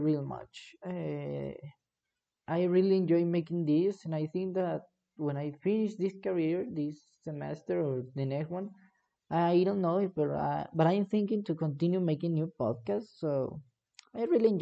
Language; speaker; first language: English; non-native, learner; Spanish